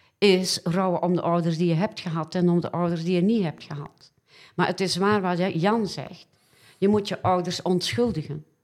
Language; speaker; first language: Dutch; native; Dutch